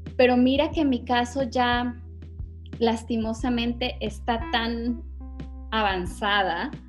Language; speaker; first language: Spanish; native; Spanish